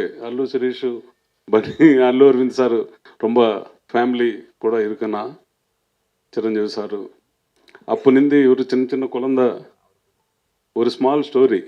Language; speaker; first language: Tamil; non-native, learner; Telugu